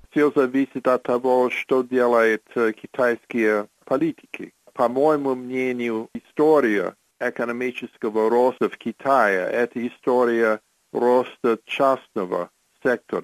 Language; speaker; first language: Russian; non-native, fluent; English